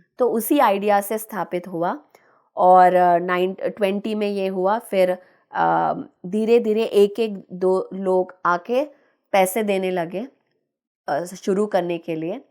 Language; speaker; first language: Hindi; non-native, local second language; Telugu